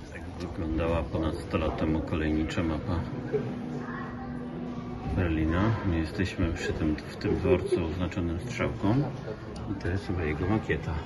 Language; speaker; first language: Polish; native; Polish